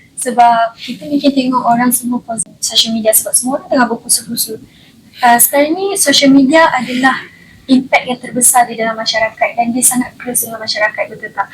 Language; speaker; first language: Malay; native; Malay